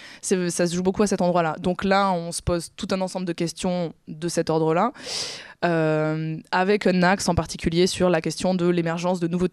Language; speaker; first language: French; native; French